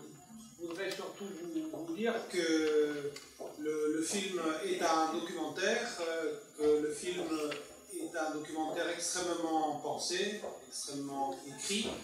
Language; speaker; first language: French; native; French